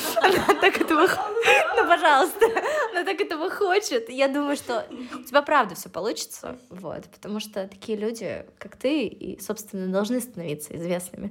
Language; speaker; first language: Russian; native; Russian